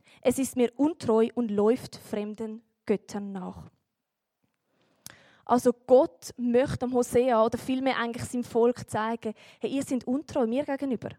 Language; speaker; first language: German; native; German